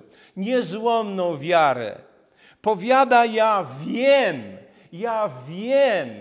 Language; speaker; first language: Polish; native; Polish